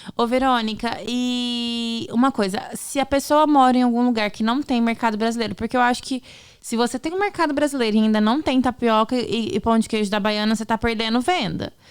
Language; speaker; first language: Portuguese; native; Portuguese